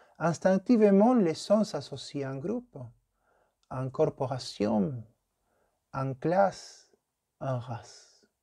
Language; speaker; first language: French; non-native, fluent; Spanish